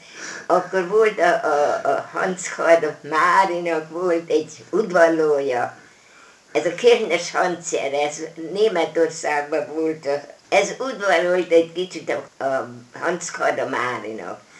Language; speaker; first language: Hungarian; non-native, local second language; German